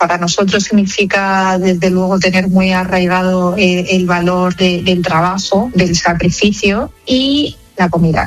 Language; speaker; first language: Spanish; native; Spanish